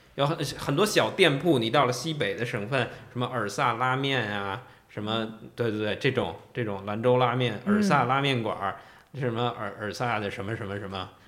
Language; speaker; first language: Chinese; native; Chinese